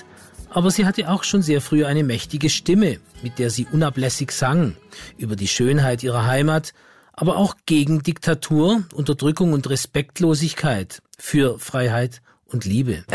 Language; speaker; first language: German; native; German